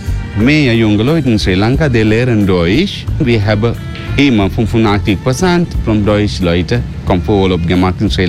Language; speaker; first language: German; non-native, learner; Sinhala